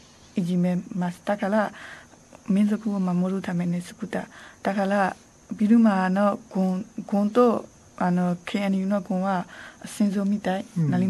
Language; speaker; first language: Japanese; non-native, learner; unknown